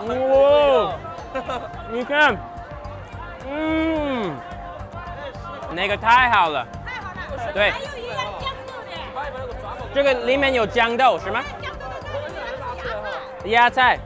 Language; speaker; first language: Chinese; non-native, learner; English